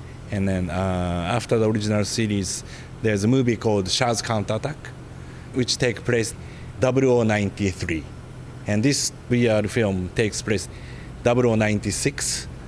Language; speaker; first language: English; non-native, fluent; Japanese